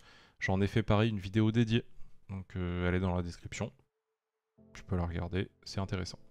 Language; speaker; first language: French; native; French